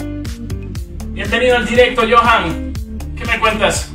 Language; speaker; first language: Spanish; native; Spanish